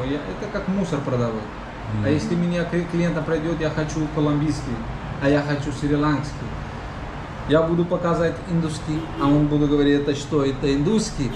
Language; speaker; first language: Russian; non-native, learner; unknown